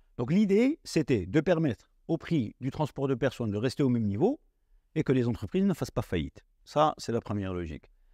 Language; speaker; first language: French; non-native, local second language; Arabic